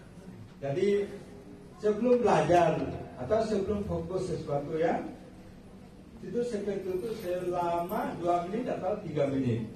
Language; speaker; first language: Indonesian; non-native, fluent; Bangla